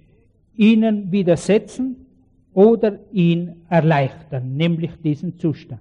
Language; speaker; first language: German; native; German